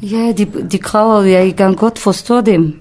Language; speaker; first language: Danish; non-native, learner; Kurdish